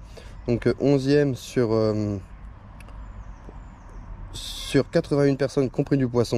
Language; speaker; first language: French; native; French